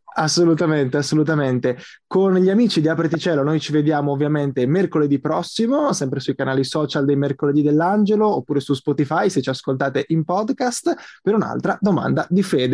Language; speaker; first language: Italian; native; Italian